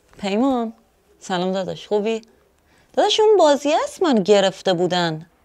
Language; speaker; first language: Persian; non-native, local second language; Arabic